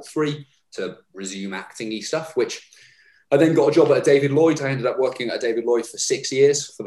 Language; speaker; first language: English; native; English